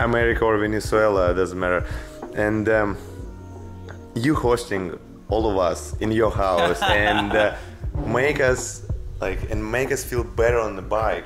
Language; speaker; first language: English; non-native, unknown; Russian